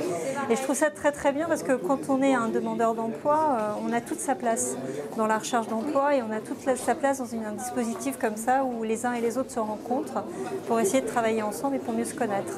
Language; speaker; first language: French; native; French